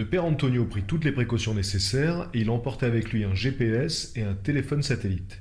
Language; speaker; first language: French; native; French